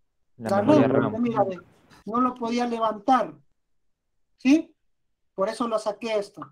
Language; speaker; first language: Spanish; native; Spanish